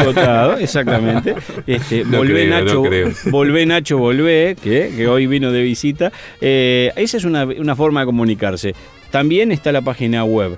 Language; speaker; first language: Spanish; native; Spanish